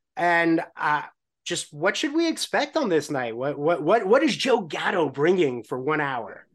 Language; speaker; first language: English; native; English